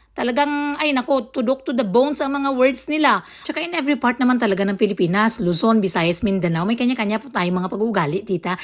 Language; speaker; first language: Filipino; non-native, local second language; Hiligaynon